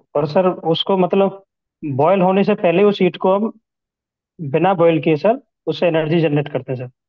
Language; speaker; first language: Hindi; native; Hindi